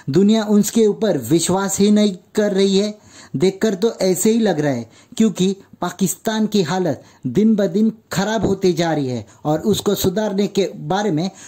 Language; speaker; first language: Hindi; native; Hindi